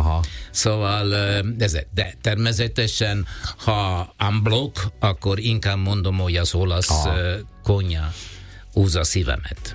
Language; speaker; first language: Hungarian; non-native, learner; Italian